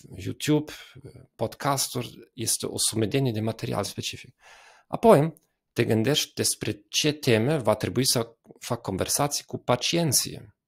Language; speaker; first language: Romanian; non-native, fluent; German